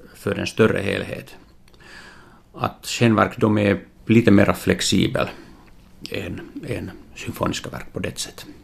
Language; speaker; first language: Swedish; non-native, local second language; Finnish